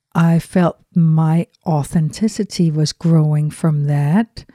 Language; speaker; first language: English; non-native, fluent; Danish